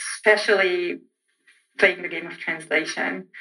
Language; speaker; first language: English; non-native, fluent; Arabic